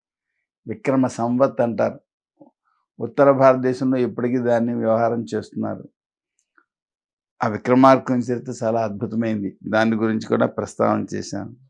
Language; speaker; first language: Telugu; native; Telugu